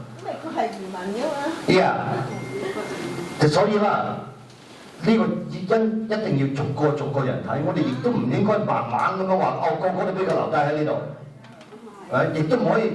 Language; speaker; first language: Cantonese; native; Cantonese